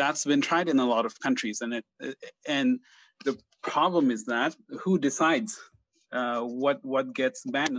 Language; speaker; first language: English; non-native, local second language; Bangla